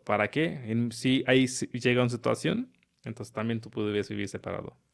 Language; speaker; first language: Spanish; non-native, learner; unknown